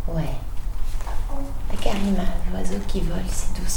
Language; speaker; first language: French; native; French